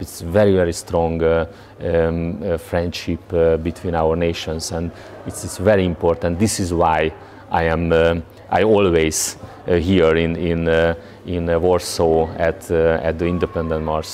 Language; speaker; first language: English; non-native, learner; Hungarian